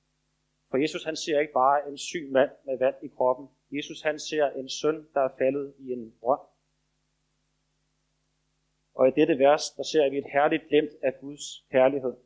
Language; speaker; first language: Danish; native; Danish